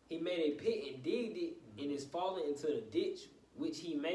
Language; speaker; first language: English; native; English